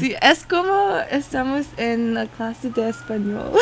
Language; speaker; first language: Spanish; non-native, learner; English